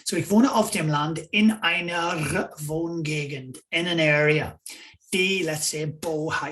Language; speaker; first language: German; non-native, fluent; English